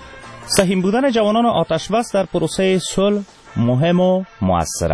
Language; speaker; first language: Persian; native; Persian